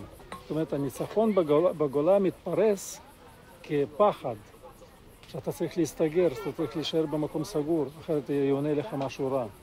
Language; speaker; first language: Hebrew; non-native, fluent; Russian